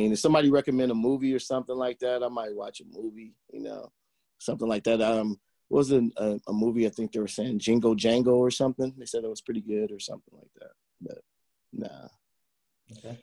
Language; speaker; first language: English; native; English